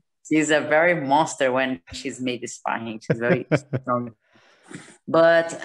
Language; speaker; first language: English; non-native, learner; Portuguese